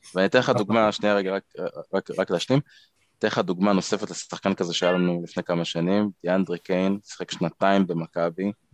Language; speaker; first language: Hebrew; native; Hebrew